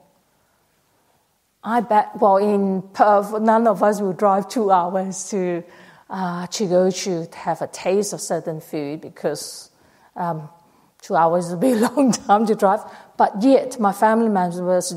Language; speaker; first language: English; non-native, local second language; Cantonese